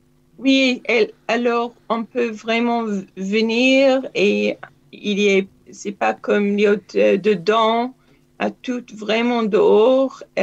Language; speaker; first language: French; non-native, learner; Hebrew